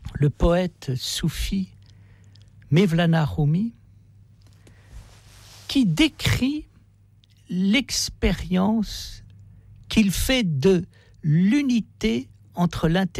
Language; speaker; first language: French; native; French